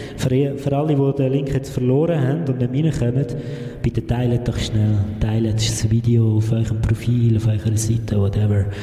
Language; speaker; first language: German; native; German